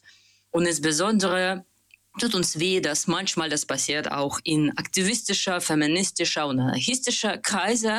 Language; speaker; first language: German; non-native, learner; Russian